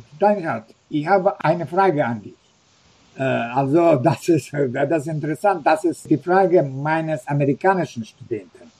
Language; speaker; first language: German; non-native, fluent; Russian